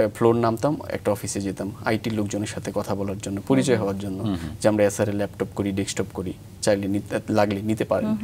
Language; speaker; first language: Bangla; native; Bangla